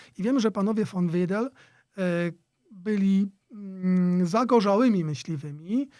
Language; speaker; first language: Polish; native; Polish